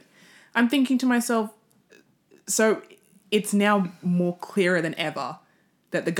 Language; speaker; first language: English; native; English